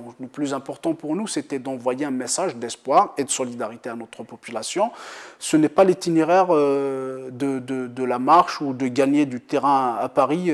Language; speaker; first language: French; non-native, local second language; Kabyle